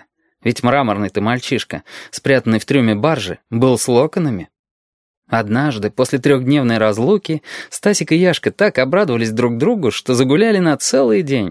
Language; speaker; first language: Russian; native; Russian